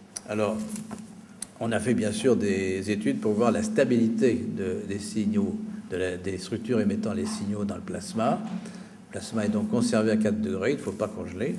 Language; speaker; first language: French; native; French